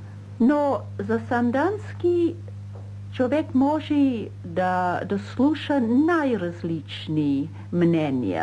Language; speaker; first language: Bulgarian; non-native, fluent; English